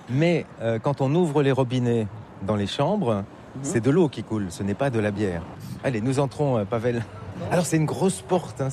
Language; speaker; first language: French; native; French